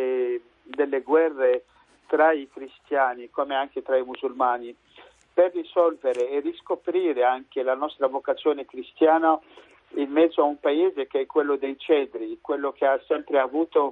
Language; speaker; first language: Italian; non-native, fluent; Arabic